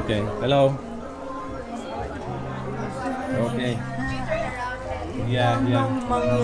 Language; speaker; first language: English; non-native, learner; Polish